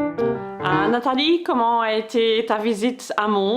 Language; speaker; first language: French; non-native, learner; Dutch